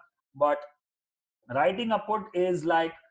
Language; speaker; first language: English; non-native, local second language; Hindi